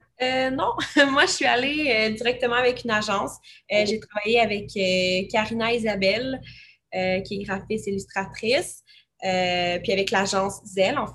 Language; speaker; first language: French; native; French